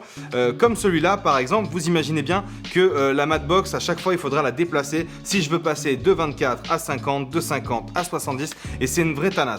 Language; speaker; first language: French; native; French